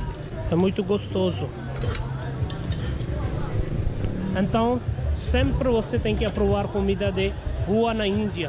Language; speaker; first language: Portuguese; non-native, learner; Hindi